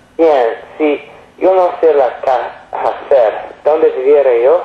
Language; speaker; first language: Spanish; non-native, learner; English